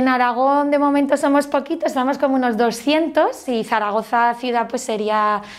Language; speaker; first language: Spanish; native; Spanish